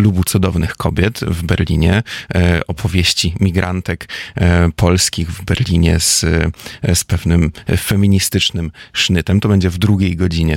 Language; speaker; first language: German; non-native, fluent; Polish